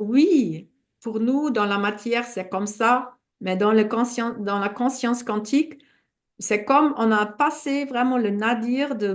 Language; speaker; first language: French; non-native, fluent; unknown